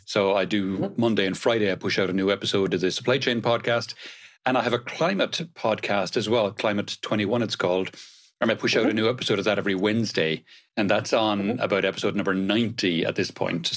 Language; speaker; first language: English; native; English